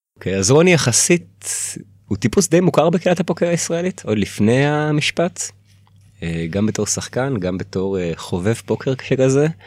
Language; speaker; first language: Hebrew; early bilingual, other home language; Russian